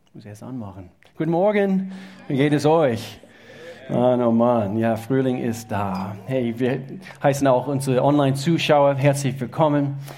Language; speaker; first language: German; non-native, fluent; English